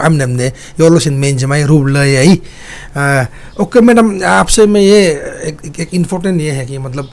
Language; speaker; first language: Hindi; non-native, local second language; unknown